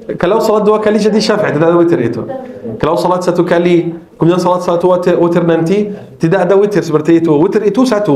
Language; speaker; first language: Malay; non-native, fluent; Arabic